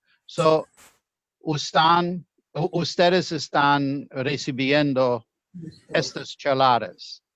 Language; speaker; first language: Spanish; non-native, fluent; English